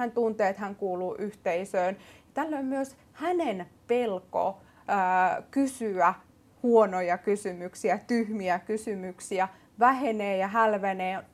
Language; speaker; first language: Finnish; early bilingual, other home language; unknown